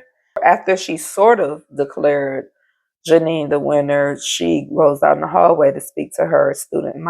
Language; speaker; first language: English; native; English